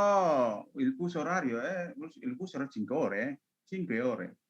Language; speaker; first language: Italian; non-native, learner; Indonesian